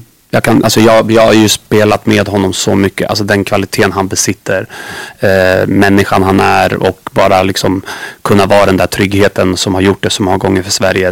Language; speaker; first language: Swedish; native; Swedish